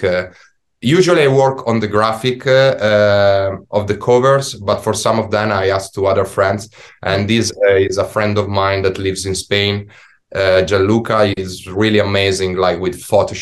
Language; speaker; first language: English; non-native, fluent; Italian